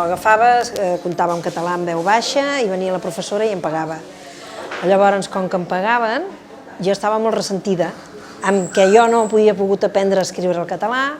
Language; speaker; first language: Catalan; non-native, local second language; Spanish